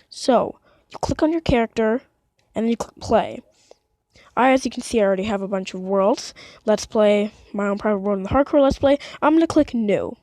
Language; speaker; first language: English; native; English